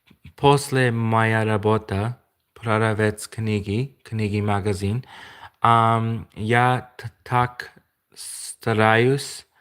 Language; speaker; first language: Russian; non-native, learner; English